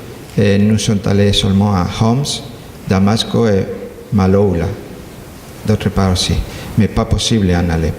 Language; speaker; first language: French; non-native, learner; Spanish